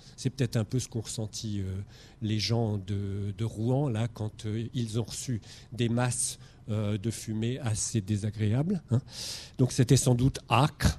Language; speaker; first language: French; native; French